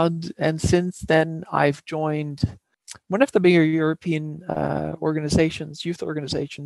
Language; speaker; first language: English; non-native, fluent; Dutch